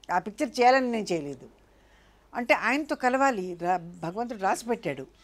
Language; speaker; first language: Telugu; non-native, local second language; Urdu